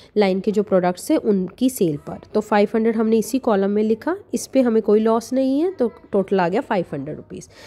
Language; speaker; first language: Hindi; non-native, local second language; Punjabi